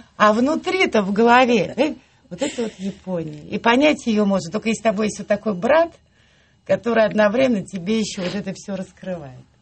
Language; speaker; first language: Russian; native; Russian